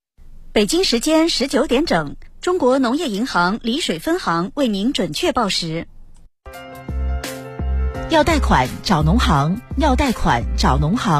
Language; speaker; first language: Chinese; native; Chinese